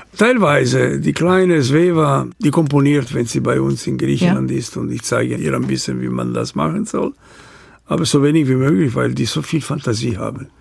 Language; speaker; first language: German; non-native, local second language; Italian